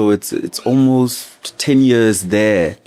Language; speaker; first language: English; non-native, local second language; Zulu